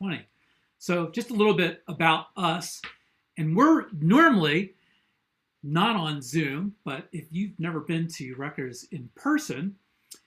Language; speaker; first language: English; native; English